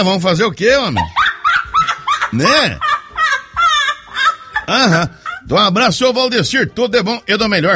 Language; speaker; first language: Portuguese; native; Portuguese